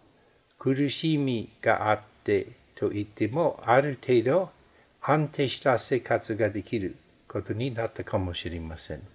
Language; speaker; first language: Japanese; non-native, fluent; English